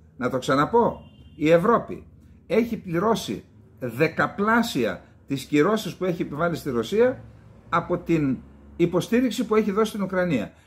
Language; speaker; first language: Greek; native; Greek